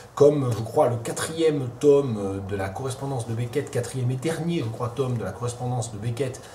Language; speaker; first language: French; native; French